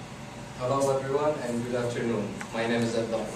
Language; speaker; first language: English; non-native, fluent; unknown